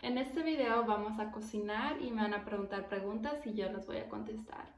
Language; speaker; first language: Spanish; early bilingual, heritage; Spanish